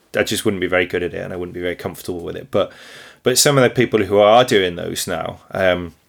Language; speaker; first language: English; native; English